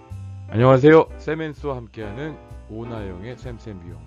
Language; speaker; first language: Korean; native; Korean